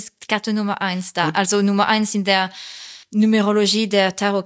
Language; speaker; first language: German; non-native, fluent; French